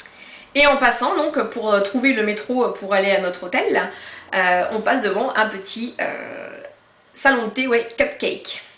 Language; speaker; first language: French; native; French